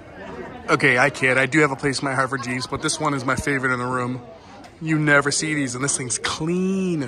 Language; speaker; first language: English; native; English